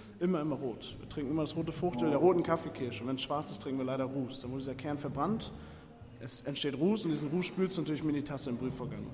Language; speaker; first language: German; native; German